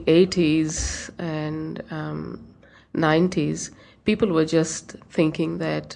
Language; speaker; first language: English; non-native, local second language; Hindi